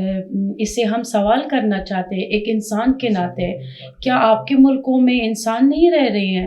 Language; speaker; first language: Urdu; non-native, fluent; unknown